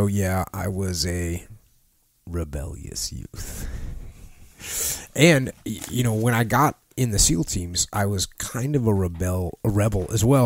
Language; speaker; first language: English; native; English